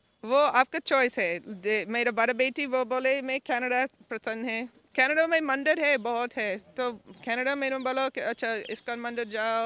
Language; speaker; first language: Hindi; non-native, learner; English